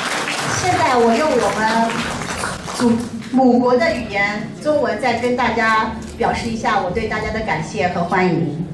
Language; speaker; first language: Chinese; native; Chinese